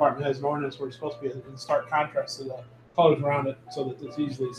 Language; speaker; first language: English; native; English